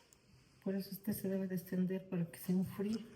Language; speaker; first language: Spanish; native; Spanish